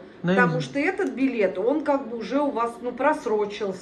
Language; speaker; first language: Russian; native; Russian